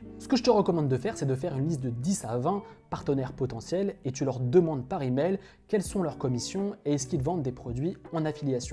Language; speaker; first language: French; native; French